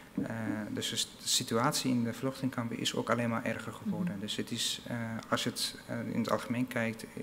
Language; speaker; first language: Dutch; non-native, fluent; Arabic